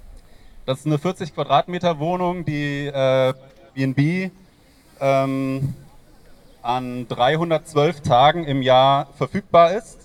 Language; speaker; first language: German; native; German